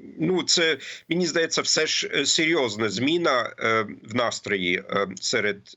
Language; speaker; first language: Ukrainian; non-native, fluent; German